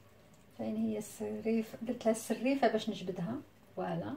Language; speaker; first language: Arabic; native; Arabic